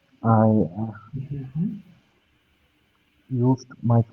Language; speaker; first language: English; non-native, learner; Bangla